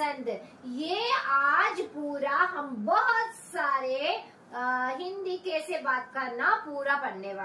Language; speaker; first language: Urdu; non-native, local second language; Tamil